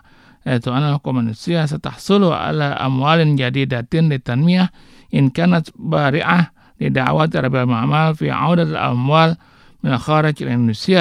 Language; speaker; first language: Arabic; non-native, fluent; Indonesian